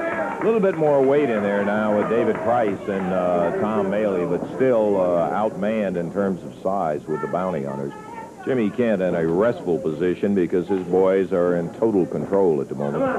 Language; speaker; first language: English; native; English